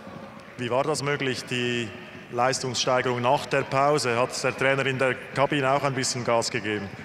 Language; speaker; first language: German; native; German